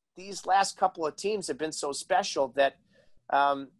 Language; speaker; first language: English; native; English